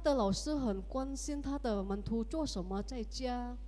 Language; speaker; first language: Chinese; early bilingual, heritage; Indonesian